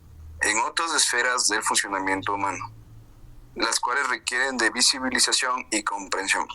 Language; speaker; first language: Spanish; native; Spanish